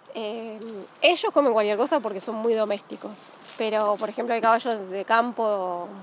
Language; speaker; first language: Spanish; native; Spanish